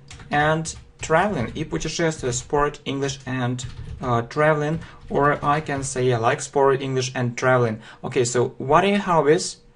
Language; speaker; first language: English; non-native, fluent; Russian